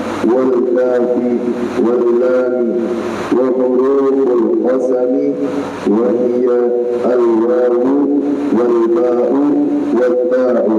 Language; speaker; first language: Arabic; non-native, learner; Indonesian